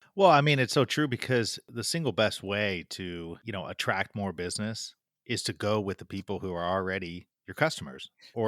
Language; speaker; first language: English; native; English